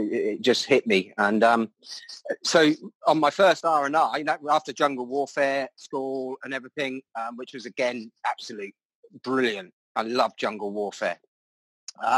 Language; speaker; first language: English; native; English